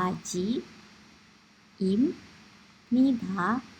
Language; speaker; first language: Korean; non-native, fluent; Indonesian